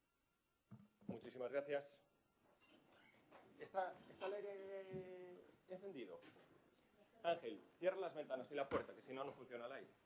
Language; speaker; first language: Spanish; native; Spanish